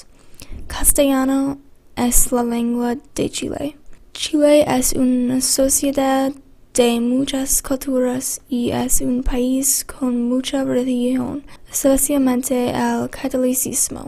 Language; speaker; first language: Spanish; non-native, learner; English